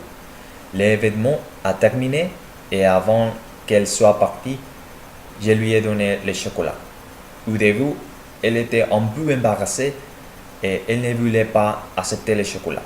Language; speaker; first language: French; non-native, learner; Spanish